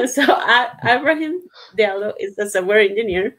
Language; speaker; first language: English; non-native, fluent; Spanish